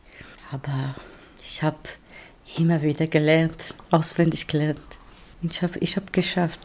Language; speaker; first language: German; non-native, learner; Armenian